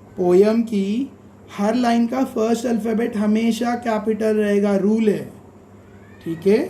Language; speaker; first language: Hindi; native; Hindi